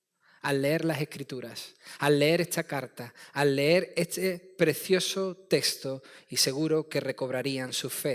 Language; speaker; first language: Spanish; native; Spanish